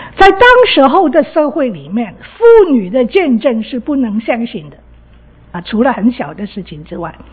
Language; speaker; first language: Chinese; non-native, local second language; Cantonese